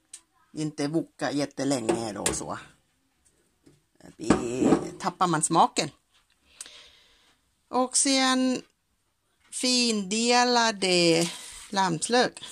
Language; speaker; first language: Swedish; non-native, learner; Thai